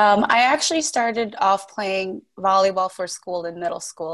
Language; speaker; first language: English; native; English